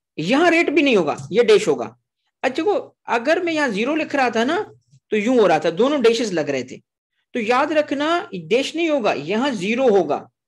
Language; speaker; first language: Urdu; non-native, local second language; Sindhi